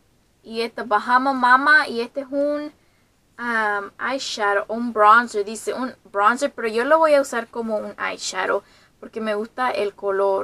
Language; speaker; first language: Spanish; early bilingual, heritage; Spanish